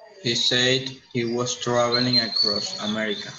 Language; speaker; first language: English; non-native, learner; Spanish